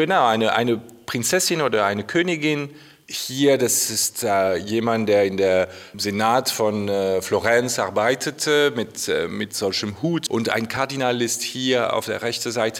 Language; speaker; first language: German; non-native, fluent; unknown